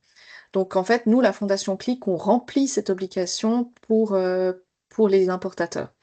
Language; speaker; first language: French; native; French